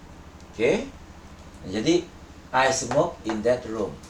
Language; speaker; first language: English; non-native, fluent; Indonesian